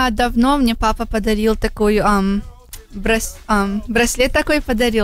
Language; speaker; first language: Russian; early bilingual, heritage; Russian